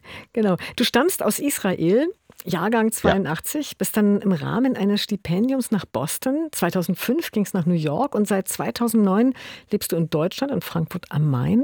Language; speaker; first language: German; native; German